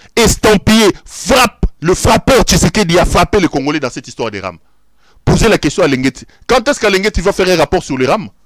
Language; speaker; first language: French; non-native, local second language; Lingala